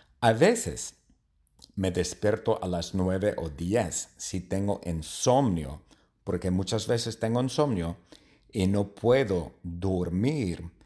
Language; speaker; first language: Spanish; non-native, learner; English